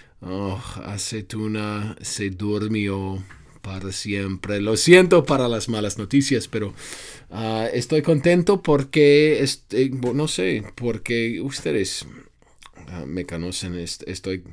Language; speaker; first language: Spanish; non-native, fluent; English